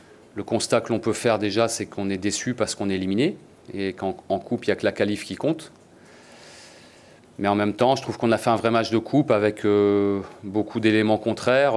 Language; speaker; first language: French; native; French